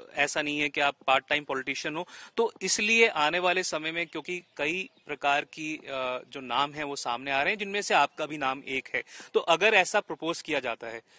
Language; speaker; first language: Hindi; native; Hindi